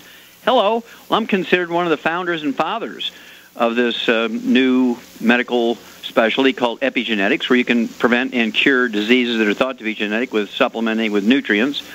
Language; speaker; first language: English; native; English